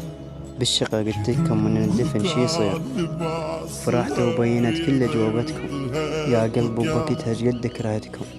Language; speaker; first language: Arabic; native; Arabic